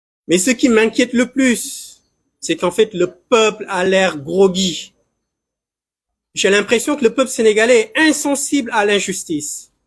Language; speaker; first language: French; non-native, local second language; Wolof